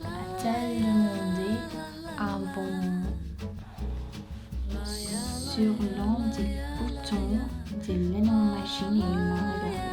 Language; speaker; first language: French; non-native, learner; English